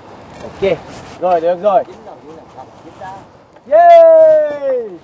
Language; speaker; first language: Vietnamese; non-native, learner; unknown